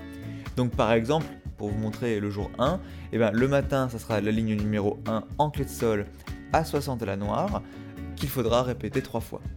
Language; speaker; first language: French; native; French